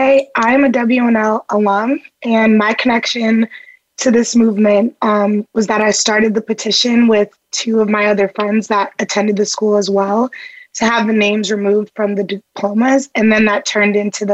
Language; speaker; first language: English; native; English